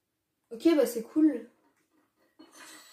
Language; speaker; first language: French; native; French